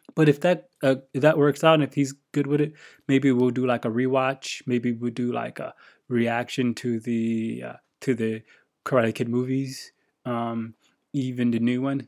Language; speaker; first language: English; native; English